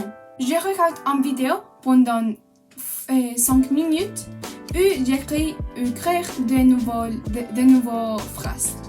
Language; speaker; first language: French; non-native, learner; Spanish